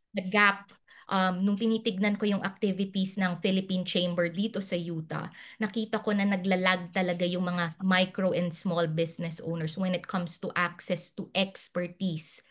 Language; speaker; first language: Filipino; native; Filipino